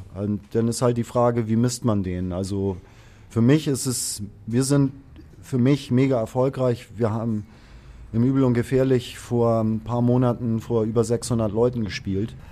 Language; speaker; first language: German; native; German